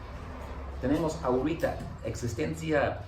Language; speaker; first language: Spanish; non-native, learner; English